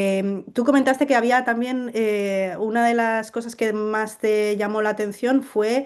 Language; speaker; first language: Spanish; native; Spanish